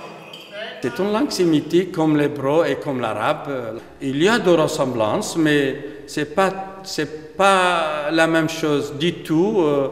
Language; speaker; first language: French; non-native, fluent; Aramaic